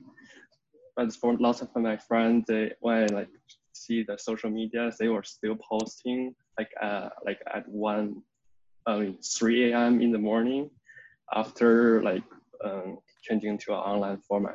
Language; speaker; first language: English; non-native, fluent; Chinese